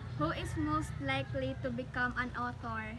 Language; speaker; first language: English; non-native, local second language; Filipino